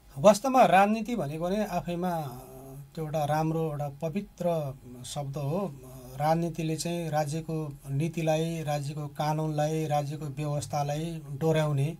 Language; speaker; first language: Nepali; native; Nepali